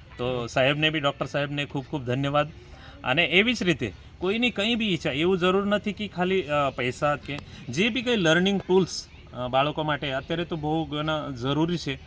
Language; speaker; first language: Gujarati; non-native, local second language; Marathi